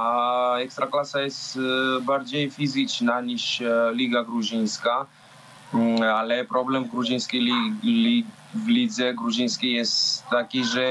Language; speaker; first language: Polish; non-native, learner; Georgian